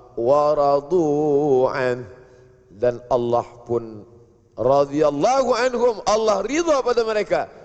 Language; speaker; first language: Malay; native; Malay